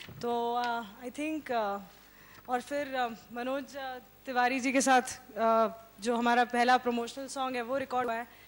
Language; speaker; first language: Hindi; non-native, local second language; Marathi